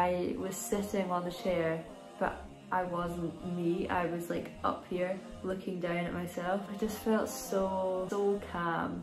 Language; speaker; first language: English; native; English